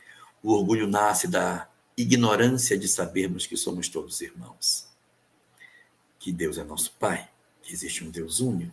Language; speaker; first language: Portuguese; native; Portuguese